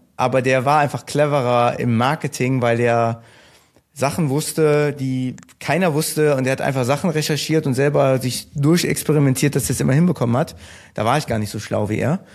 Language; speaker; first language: German; early bilingual, other home language; Turkish